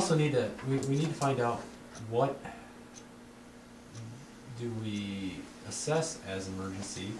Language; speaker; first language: English; native; English